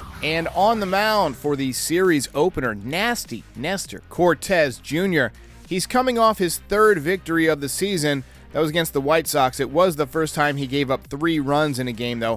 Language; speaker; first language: English; native; English